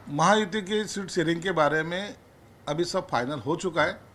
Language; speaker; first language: Hindi; non-native, local second language; Marathi